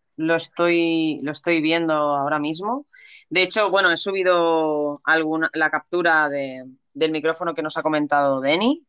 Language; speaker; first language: Spanish; native; Spanish